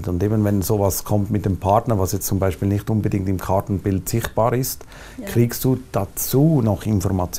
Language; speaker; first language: German; native; German